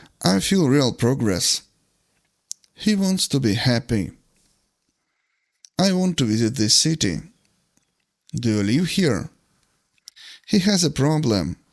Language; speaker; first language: English; non-native, fluent; Ukrainian